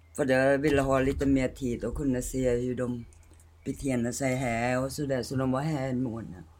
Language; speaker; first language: Swedish; non-native, fluent; Thai